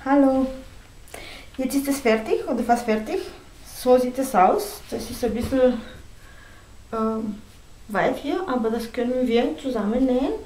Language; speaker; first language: German; non-native, fluent; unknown